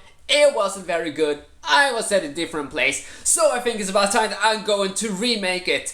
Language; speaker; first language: English; non-native, fluent; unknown